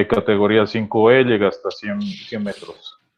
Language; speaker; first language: Spanish; native; Spanish